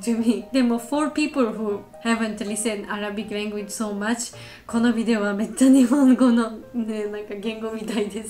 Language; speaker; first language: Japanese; non-native, learner; Georgian